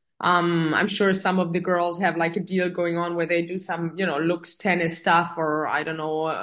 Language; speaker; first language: English; non-native, fluent; German